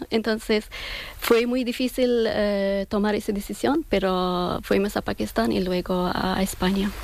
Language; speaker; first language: Spanish; non-native, learner; Persian